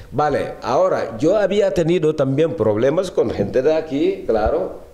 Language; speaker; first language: Spanish; early bilingual, other home language; Wolof